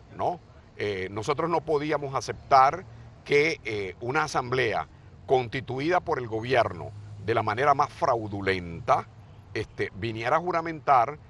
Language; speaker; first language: Spanish; native; Spanish